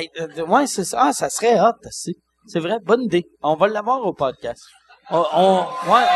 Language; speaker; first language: French; native; French